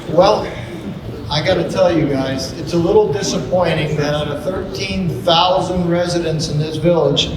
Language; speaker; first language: English; non-native, fluent; Spanish